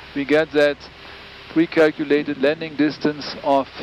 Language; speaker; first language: English; non-native, fluent; German